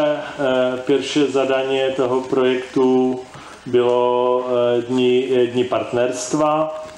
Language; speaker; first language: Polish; non-native, learner; Czech